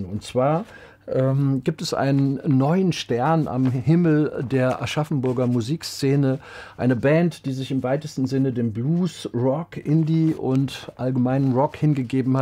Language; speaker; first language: German; native; German